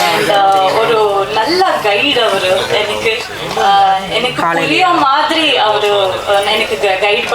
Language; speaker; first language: Tamil; non-native, learner; Kannada